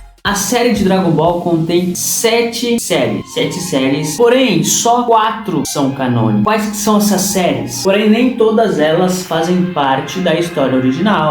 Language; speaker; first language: Portuguese; native; Portuguese